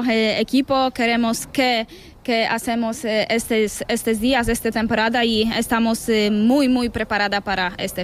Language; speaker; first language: Spanish; non-native, learner; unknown